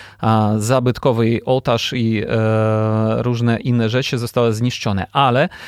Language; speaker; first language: Polish; non-native, fluent; Ukrainian